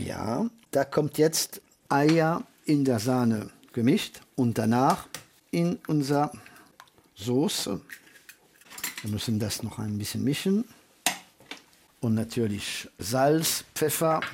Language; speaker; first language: German; non-native, fluent; French